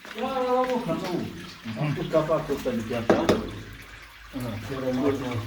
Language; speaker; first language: Romanian; native; Romanian